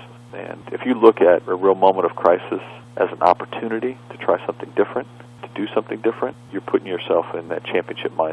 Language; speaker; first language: English; native; English